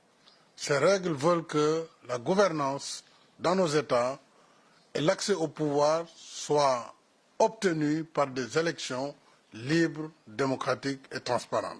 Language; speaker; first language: French; non-native, local second language; Wolof